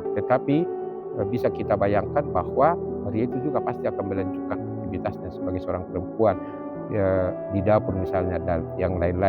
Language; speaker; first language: Indonesian; native; Indonesian